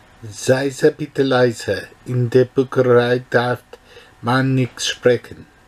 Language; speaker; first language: German; non-native, learner; English